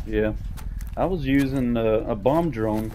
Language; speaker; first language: English; native; English